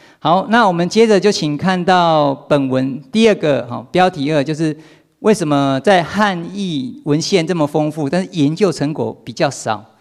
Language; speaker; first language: Chinese; native; Chinese